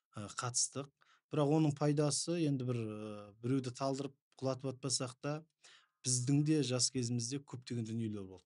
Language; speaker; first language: Kazakh; native; Kazakh